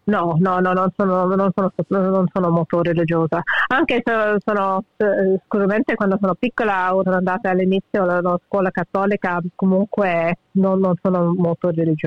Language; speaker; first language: Italian; early bilingual, heritage; English